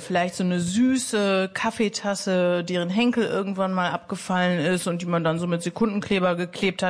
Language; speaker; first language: German; native; German